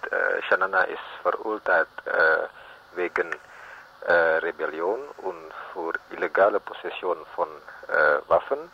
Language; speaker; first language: German; non-native, learner; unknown